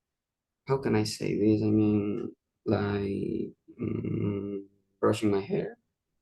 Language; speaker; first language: English; non-native, learner; Spanish